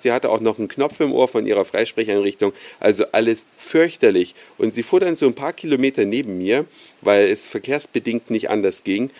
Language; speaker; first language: German; native; German